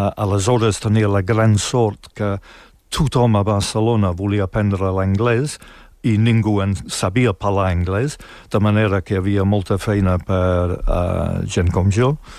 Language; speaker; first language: Catalan; non-native, fluent; English